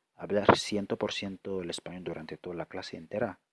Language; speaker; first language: Spanish; non-native, fluent; French